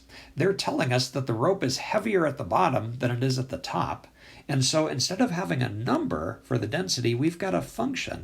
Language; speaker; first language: English; native; English